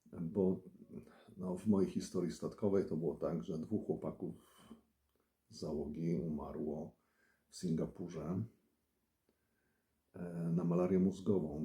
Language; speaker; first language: Polish; native; Polish